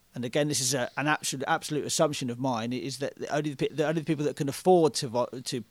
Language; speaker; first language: English; native; English